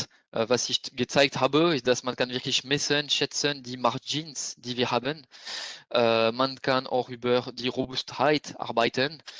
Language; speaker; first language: German; non-native, fluent; French